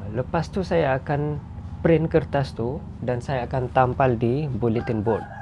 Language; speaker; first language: Malay; non-native, fluent; Western Cham